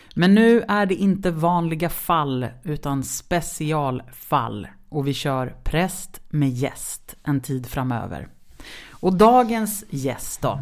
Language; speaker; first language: Swedish; native; Swedish